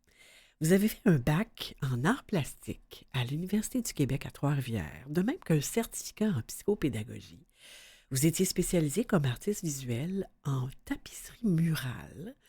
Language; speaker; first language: French; native; French